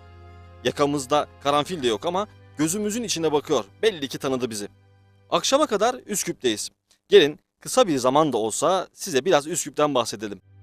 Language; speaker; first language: Turkish; native; Turkish